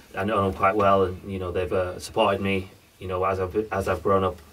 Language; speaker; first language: English; native; English